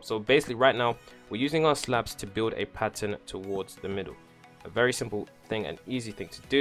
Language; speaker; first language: English; native; English